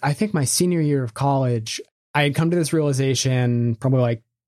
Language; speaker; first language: English; native; English